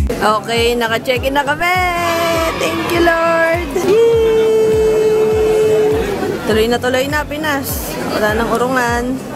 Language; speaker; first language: Filipino; native; Filipino